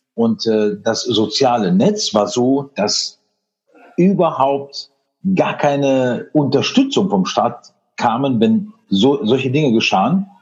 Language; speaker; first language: German; native; German